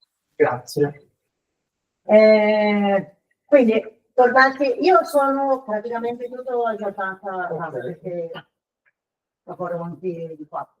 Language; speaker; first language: Italian; non-native, fluent; Portuguese